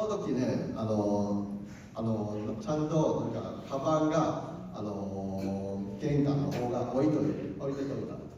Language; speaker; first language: Japanese; non-native, learner; Cantonese